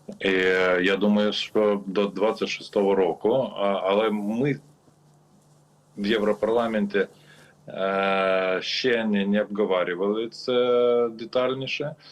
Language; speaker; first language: Ukrainian; non-native, learner; Lithuanian